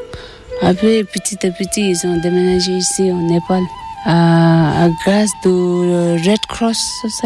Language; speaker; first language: French; non-native, learner; Tibetan